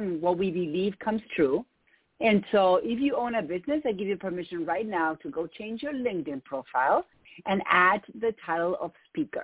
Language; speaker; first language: English; non-native, fluent; Spanish